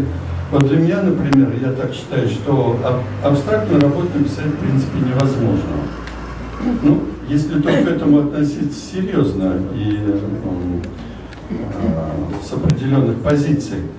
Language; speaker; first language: Russian; native; Russian